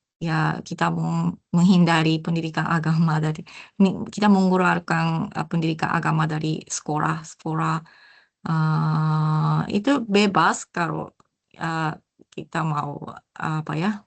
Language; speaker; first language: Indonesian; non-native, learner; Japanese